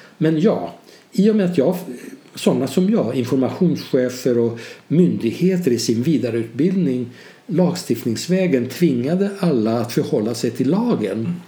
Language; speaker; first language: Swedish; early bilingual, other home language; Hungarian